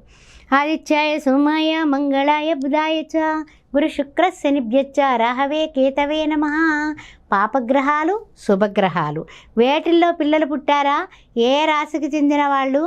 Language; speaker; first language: Telugu; native; Telugu